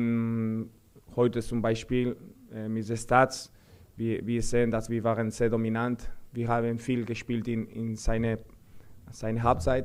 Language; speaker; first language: German; non-native, fluent; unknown